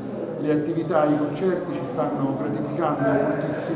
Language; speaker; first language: Italian; native; Italian